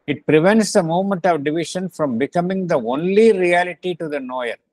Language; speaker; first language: English; non-native, local second language; Tamil